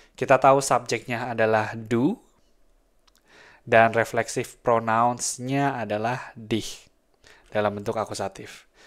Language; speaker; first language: Indonesian; native; Indonesian